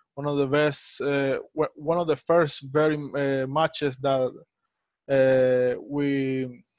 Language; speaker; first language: English; non-native, fluent; Spanish